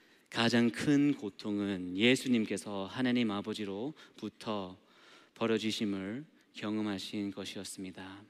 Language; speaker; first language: Korean; non-native, learner; English